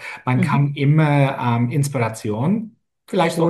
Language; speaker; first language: German; non-native, fluent; English